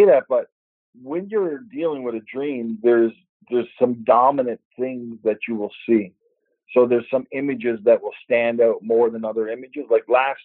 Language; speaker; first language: English; native; English